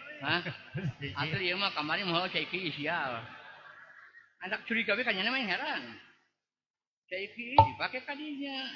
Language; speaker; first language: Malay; non-native, local second language; Sundanese